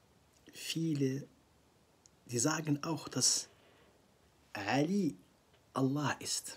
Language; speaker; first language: German; non-native, fluent; Arabic